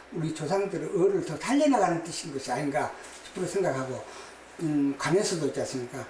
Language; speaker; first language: Korean; native; Korean